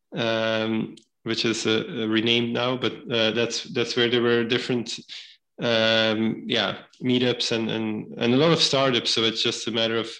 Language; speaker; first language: English; non-native, fluent; Dutch